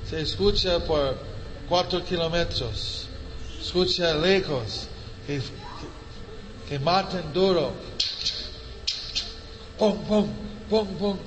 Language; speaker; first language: Spanish; non-native, fluent; English